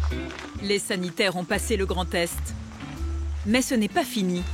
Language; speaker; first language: French; native; French